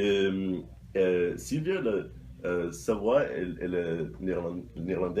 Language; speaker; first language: French; non-native, fluent; Portuguese